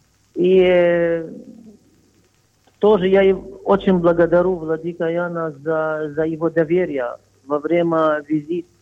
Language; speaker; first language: Russian; non-native, fluent; Arabic